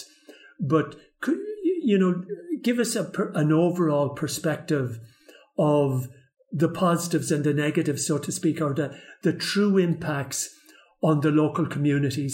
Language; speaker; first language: English; native; English